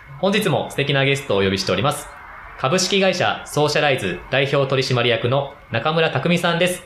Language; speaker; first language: Japanese; native; Japanese